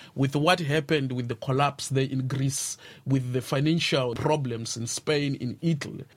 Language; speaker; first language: English; non-native, local second language; Tsonga